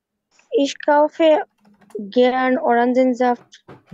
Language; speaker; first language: German; non-native, learner; Bangla